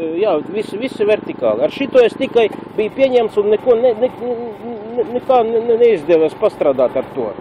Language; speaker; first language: Latvian; non-native, local second language; Russian